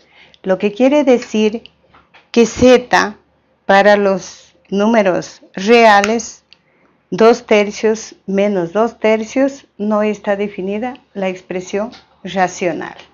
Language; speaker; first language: Spanish; native; Spanish